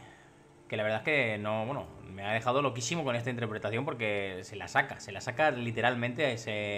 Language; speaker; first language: Spanish; native; Spanish